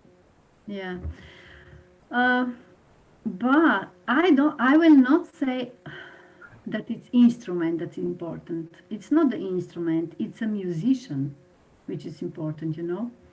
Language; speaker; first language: English; non-native, fluent; Slovenian